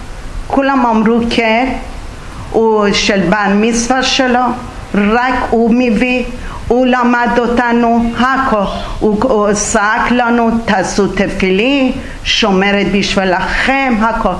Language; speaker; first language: Hebrew; non-native, learner; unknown